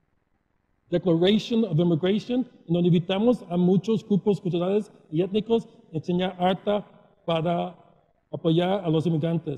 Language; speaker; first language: Spanish; early bilingual, heritage; Spanish